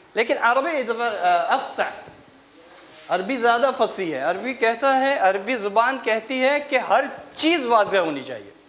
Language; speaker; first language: Urdu; native; Urdu